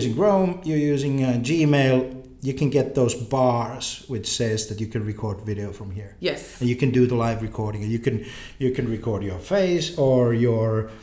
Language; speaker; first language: English; native; English